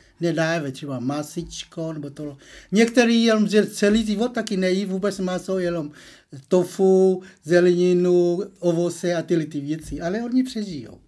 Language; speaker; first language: Czech; non-native, learner; Vietnamese